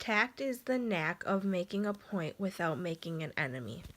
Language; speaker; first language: English; native; English